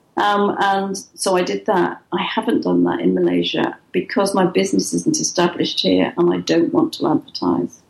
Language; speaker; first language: English; native; English